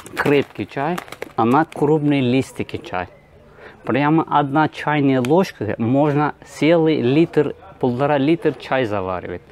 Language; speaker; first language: Russian; non-native, learner; Turkish